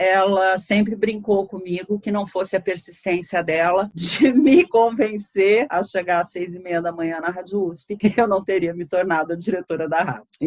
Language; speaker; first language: Portuguese; native; Portuguese